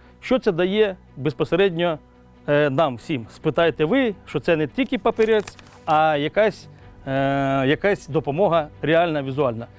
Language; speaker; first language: Ukrainian; native; Ukrainian